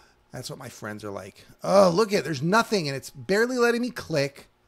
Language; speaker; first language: English; native; English